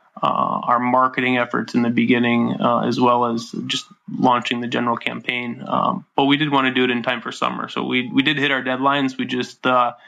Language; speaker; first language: English; native; English